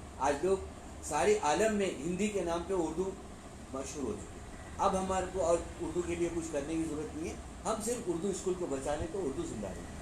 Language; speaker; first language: Urdu; native; Urdu